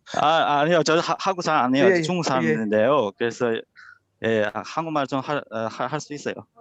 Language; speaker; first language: Korean; non-native, fluent; Chinese